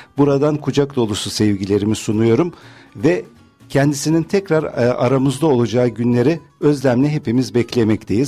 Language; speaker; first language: Turkish; native; Turkish